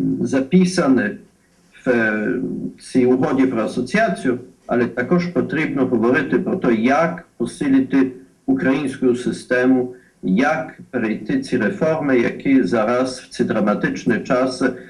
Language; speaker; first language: Ukrainian; non-native, fluent; Polish